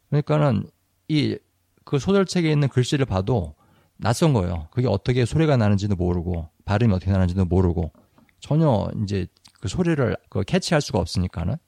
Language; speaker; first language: Korean; native; Korean